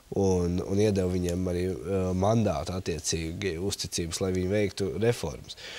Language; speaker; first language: Latvian; native; Latvian